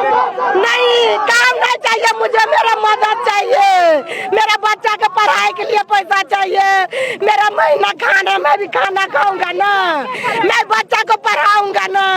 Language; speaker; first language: Hindi; non-native, local second language; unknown